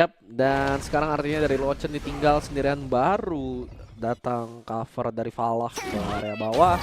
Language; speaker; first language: Indonesian; native; Indonesian